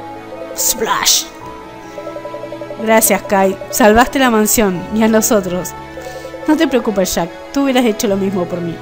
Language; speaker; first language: Spanish; native; Spanish